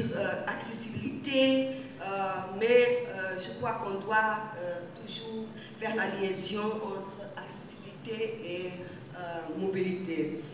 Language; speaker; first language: French; non-native, fluent; Portuguese